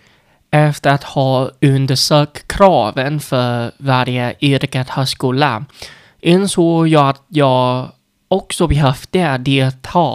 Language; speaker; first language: Swedish; non-native, fluent; Vietnamese